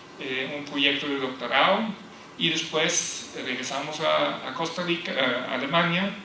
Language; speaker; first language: Spanish; non-native, fluent; German